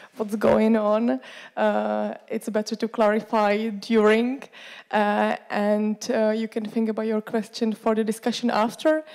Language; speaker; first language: English; non-native, fluent; Czech